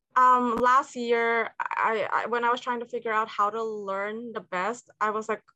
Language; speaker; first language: English; native; English